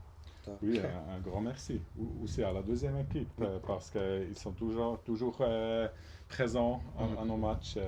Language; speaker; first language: French; non-native, local second language; German